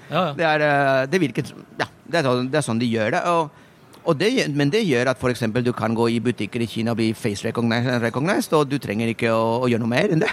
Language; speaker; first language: Norwegian; non-native, fluent; Spanish